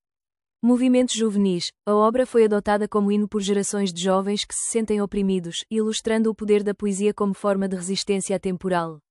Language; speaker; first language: Portuguese; native; Portuguese